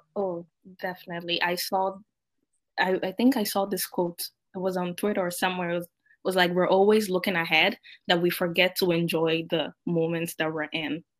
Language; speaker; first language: English; non-native, local second language; Akan